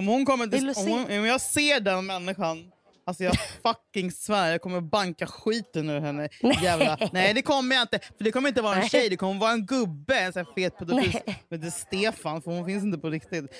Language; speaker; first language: Swedish; native; Swedish